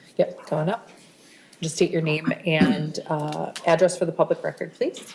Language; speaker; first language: English; early bilingual, other home language; Arabic